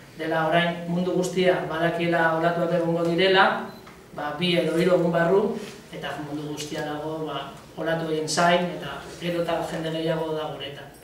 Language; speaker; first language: Basque; native; Basque